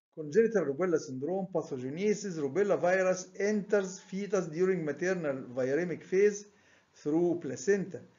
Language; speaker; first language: English; non-native, fluent; Arabic